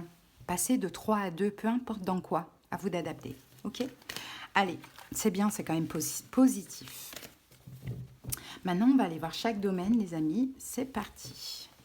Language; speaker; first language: French; native; French